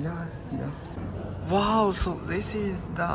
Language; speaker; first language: English; non-native, learner; Chinese